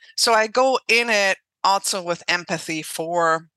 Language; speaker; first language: English; non-native, fluent; German